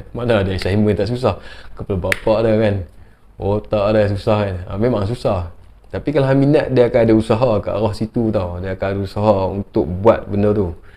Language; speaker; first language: Malay; native; Malay